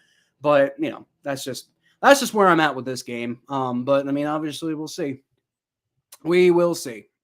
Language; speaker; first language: English; native; English